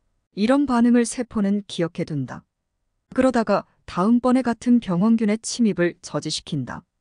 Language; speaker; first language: Korean; native; Korean